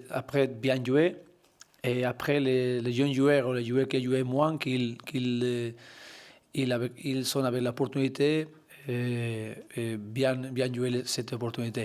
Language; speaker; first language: French; non-native, learner; Spanish